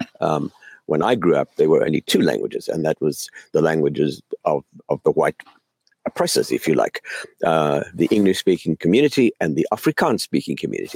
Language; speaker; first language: English; native; English